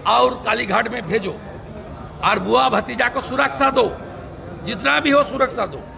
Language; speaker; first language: Hindi; non-native, local second language; Bangla